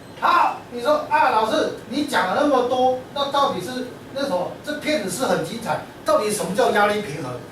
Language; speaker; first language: Chinese; native; Chinese